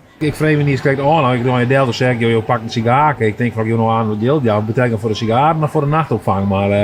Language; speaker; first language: Dutch; non-native, local second language; Western Frisian